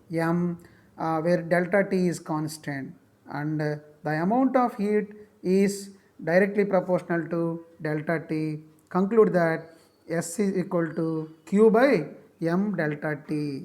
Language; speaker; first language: English; non-native, local second language; Telugu